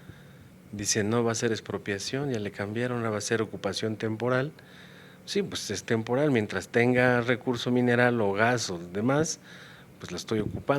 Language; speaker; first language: Spanish; native; Spanish